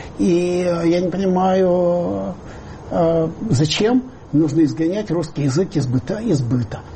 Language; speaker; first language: Russian; non-native, local second language; Ukrainian